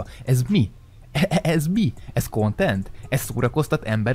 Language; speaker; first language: Hungarian; native; Hungarian